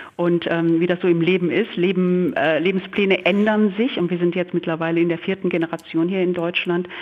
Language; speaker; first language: German; early bilingual, other home language; Turkish